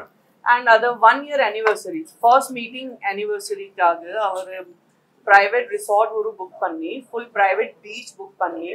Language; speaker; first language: Tamil; non-native, local second language; Gujarati